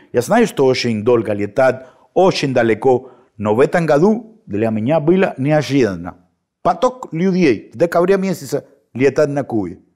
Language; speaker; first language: Russian; non-native, fluent; Spanish